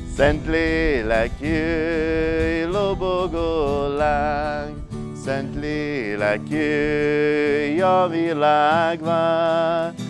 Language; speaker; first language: Hungarian; non-native, fluent; Portuguese